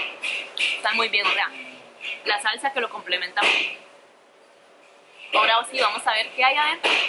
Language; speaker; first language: Spanish; native; Spanish